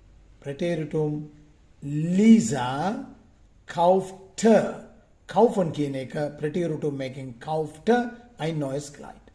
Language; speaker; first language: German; non-native, fluent; Sinhala